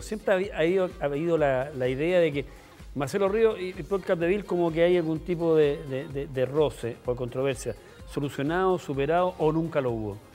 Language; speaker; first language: Spanish; native; Spanish